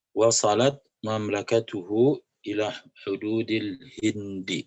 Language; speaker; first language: Arabic; non-native, fluent; Indonesian